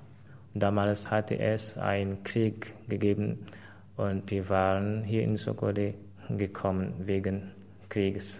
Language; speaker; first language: German; non-native, fluent; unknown